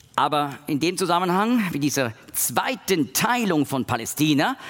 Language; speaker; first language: German; native; German